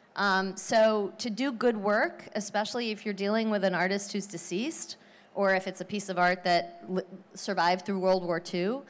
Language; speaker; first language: English; native; English